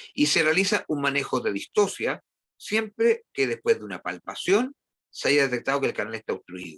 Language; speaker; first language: Spanish; native; Spanish